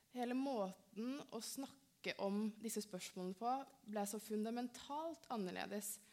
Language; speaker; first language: Norwegian; early bilingual, other home language; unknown